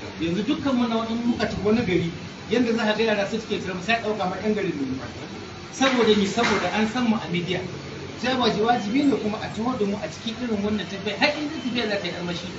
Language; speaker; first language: Hausa; non-native, local second language; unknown